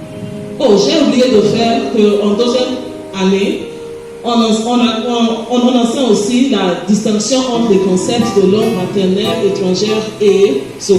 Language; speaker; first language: French; non-native, fluent; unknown